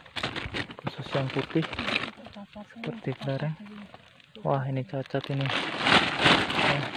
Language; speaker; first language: Indonesian; non-native, local second language; Javanese